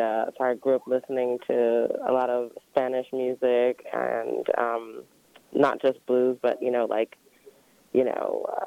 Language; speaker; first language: English; native; English